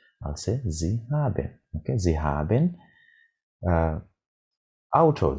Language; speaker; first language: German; non-native, fluent; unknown